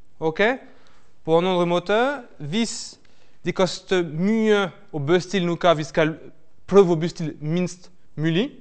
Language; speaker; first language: Swedish; non-native, fluent; French